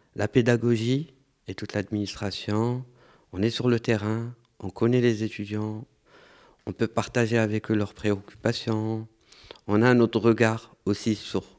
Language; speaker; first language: French; non-native, local second language; Arabic